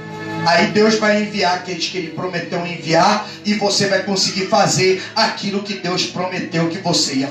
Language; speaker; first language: Portuguese; native; Portuguese